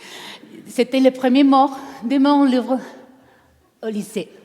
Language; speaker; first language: French; non-native, learner; Spanish